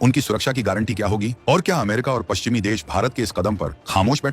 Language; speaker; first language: Hindi; native; Hindi